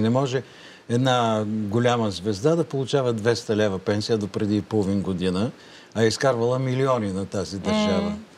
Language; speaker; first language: Bulgarian; native; Bulgarian